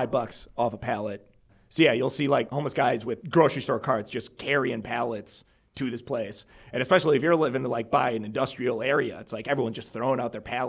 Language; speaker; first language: English; native; English